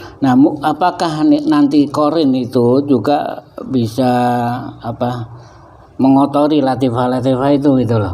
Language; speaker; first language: Indonesian; native; Indonesian